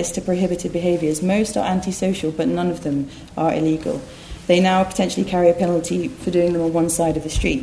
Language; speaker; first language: English; native; English